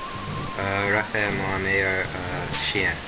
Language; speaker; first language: French; non-native, learner; English